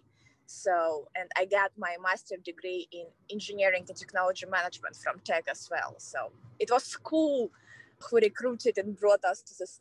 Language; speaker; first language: English; non-native, fluent; Kazakh